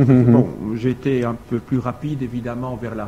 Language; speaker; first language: French; native; French